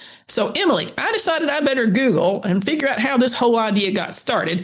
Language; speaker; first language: English; native; English